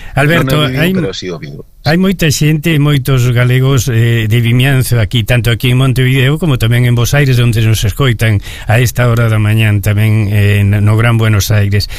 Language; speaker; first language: Galician; early bilingual, heritage; Galician